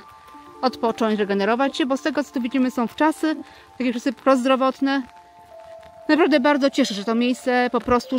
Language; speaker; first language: Polish; native; Polish